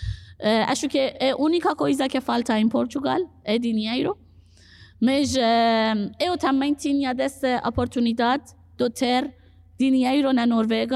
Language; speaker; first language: Portuguese; non-native, fluent; Persian